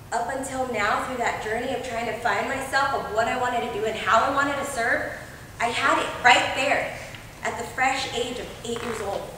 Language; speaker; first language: English; native; English